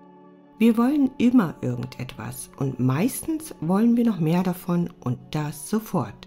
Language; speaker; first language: German; native; German